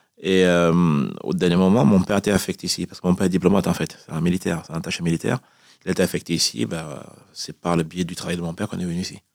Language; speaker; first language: French; early bilingual, other home language; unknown